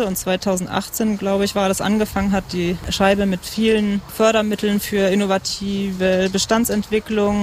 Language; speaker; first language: German; native; German